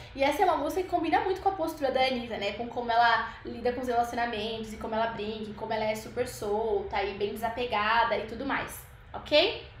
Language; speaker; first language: Portuguese; native; Portuguese